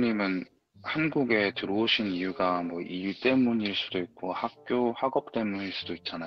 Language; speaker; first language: Korean; native; Korean